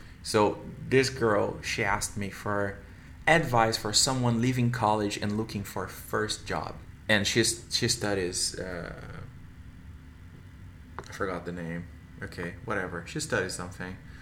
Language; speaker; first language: English; non-native, fluent; Portuguese